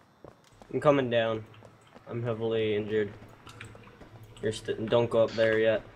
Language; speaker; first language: English; native; English